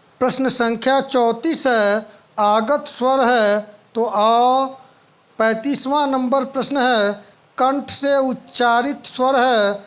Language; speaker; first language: Hindi; native; Hindi